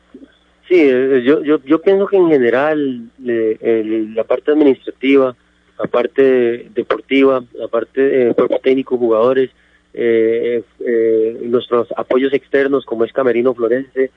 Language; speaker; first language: Spanish; native; Spanish